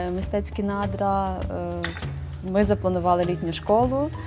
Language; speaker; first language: Ukrainian; native; Ukrainian